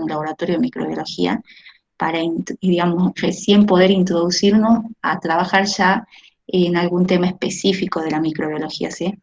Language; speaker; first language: Spanish; native; Spanish